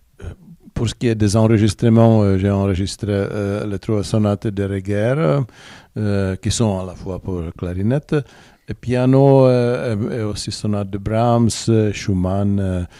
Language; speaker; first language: French; non-native, learner; Czech